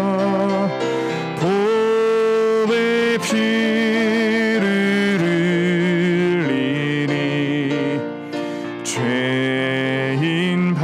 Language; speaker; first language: Korean; native; Korean